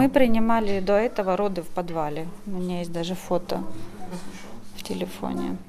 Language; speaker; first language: Czech; non-native, learner; Ukrainian